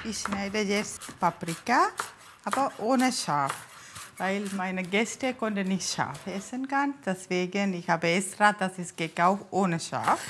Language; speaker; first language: German; non-native, learner; Tamil